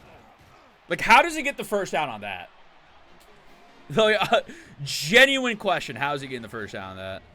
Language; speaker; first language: English; native; English